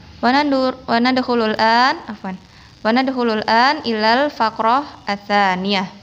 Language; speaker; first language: Arabic; non-native, fluent; Indonesian